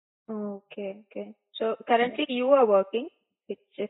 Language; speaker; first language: English; non-native, local second language; Malayalam